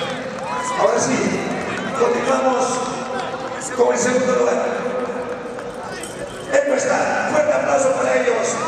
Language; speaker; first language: Spanish; native; Spanish